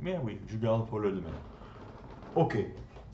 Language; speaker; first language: French; non-native, learner; English